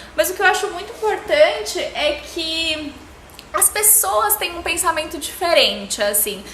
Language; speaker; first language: Portuguese; native; Portuguese